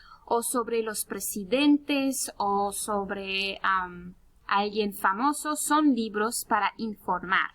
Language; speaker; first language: Spanish; early bilingual, heritage; Spanish